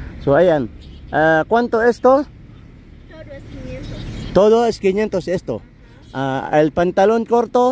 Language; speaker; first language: Spanish; non-native, learner; Filipino